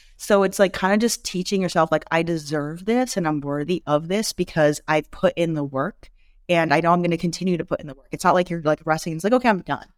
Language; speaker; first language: English; native; English